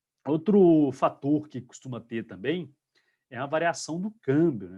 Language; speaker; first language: Portuguese; native; Portuguese